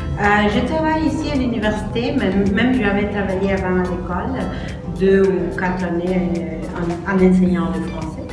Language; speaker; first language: French; non-native, fluent; Spanish